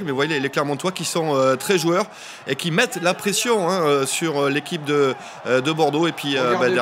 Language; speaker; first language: French; native; French